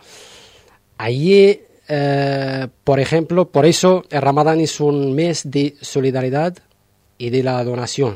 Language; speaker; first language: Spanish; non-native, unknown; Arabic